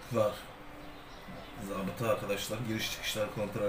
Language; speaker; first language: Turkish; native; Turkish